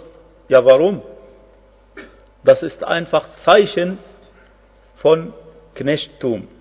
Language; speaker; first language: German; non-native, fluent; Arabic